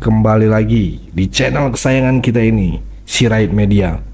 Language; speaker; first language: Indonesian; native; Indonesian